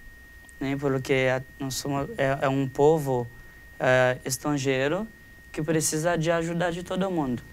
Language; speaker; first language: Portuguese; non-native, fluent; Haitian Creole